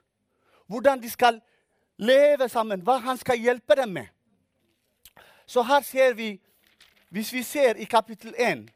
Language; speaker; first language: Norwegian; non-native, fluent; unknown